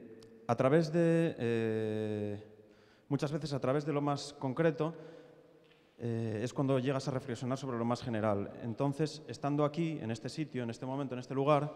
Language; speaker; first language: Spanish; native; Spanish